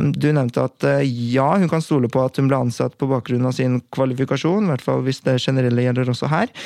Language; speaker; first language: Norwegian; native; Norwegian